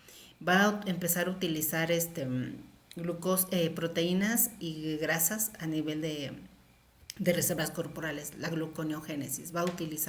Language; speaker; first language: Spanish; native; Spanish